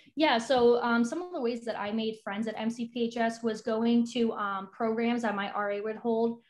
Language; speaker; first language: English; native; English